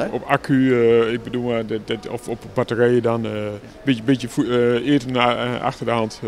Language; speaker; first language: Dutch; non-native, fluent; Arabic